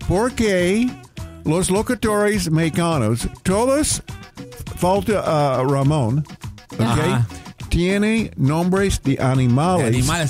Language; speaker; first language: Spanish; non-native, learner; English